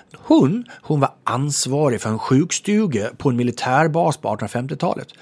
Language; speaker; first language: Swedish; native; Swedish